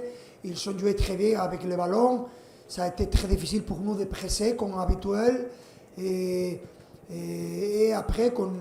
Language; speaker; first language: French; non-native, fluent; Spanish